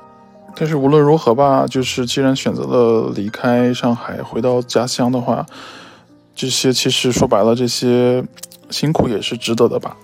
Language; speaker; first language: Chinese; native; Chinese